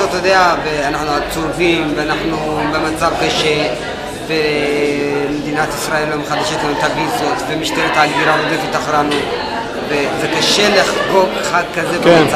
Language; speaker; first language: Hebrew; non-native, fluent; Tigrinya